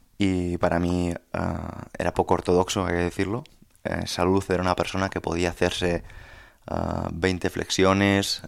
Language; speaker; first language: Spanish; native; Spanish